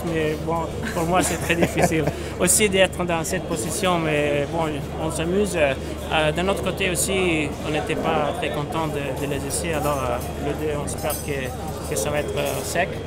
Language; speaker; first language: French; non-native, fluent; Italian